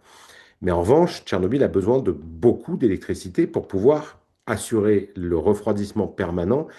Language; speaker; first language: French; native; French